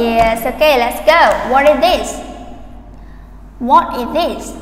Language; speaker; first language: English; non-native, fluent; Vietnamese